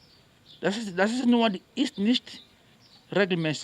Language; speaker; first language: German; non-native, learner; Portuguese